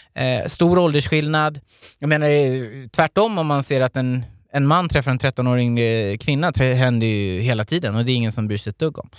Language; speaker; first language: Swedish; native; Swedish